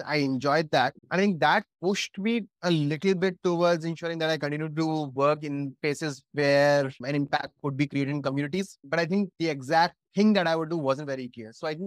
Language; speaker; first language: English; non-native, local second language; Hindi